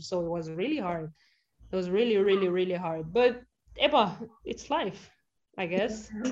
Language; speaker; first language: English; non-native, fluent; Portuguese